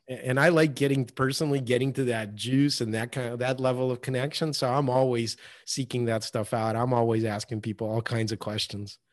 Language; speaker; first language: English; early bilingual, other home language; Russian